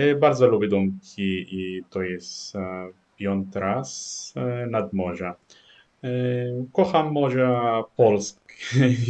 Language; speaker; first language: Polish; non-native, learner; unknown